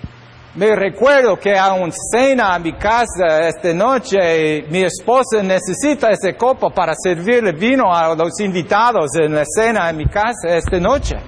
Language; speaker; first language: Spanish; non-native, learner; English